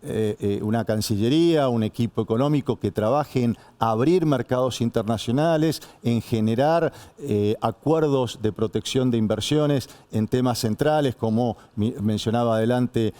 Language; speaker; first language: Spanish; native; Spanish